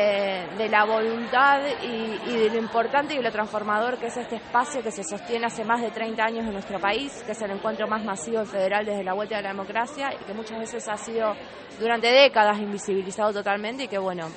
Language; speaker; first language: Spanish; native; Spanish